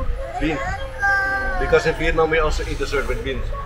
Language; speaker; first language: English; non-native, fluent; Dutch